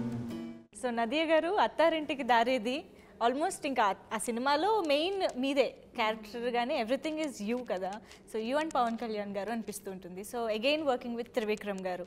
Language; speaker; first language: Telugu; native; Telugu